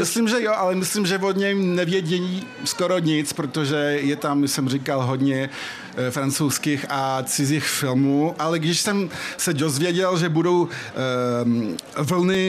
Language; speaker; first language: Czech; early bilingual, heritage; French